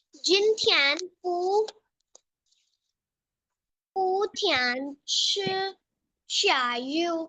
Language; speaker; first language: Chinese; non-native, learner; Urdu